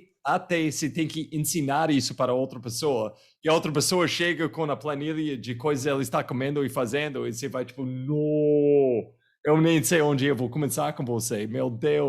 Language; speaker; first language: Portuguese; non-native, fluent; English